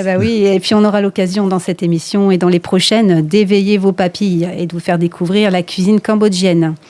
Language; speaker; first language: French; native; French